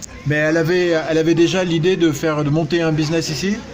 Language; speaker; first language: French; native; French